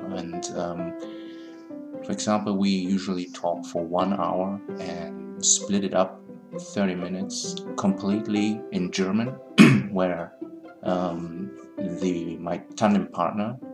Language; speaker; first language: English; non-native, fluent; German